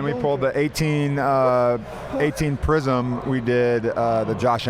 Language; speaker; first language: English; native; English